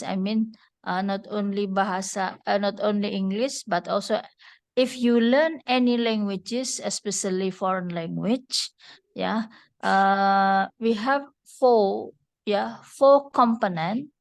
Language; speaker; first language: English; non-native, fluent; Indonesian